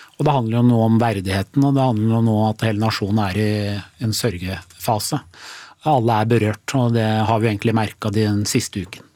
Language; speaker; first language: Norwegian; early bilingual, other home language; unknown